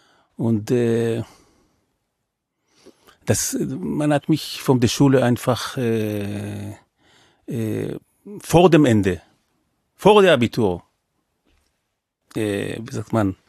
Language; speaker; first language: German; non-native, fluent; Hebrew